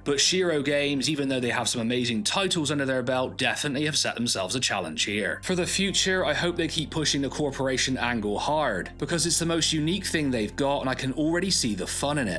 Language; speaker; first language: English; native; English